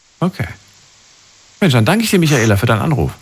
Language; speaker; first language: German; native; German